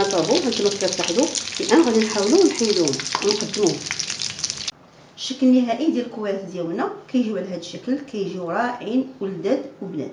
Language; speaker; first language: Arabic; native; Arabic